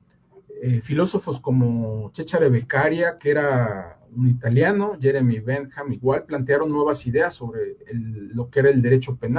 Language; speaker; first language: Spanish; native; Spanish